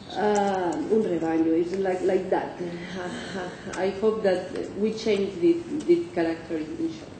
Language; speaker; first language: English; non-native, learner; Catalan